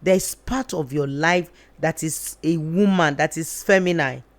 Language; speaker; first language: English; non-native, local second language; Yoruba